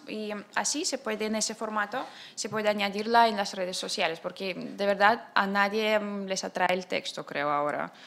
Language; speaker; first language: Spanish; non-native, fluent; Russian